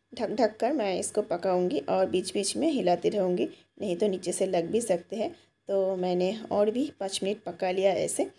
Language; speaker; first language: Hindi; non-native, local second language; Bangla